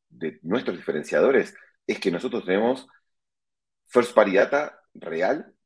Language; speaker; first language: Spanish; native; Spanish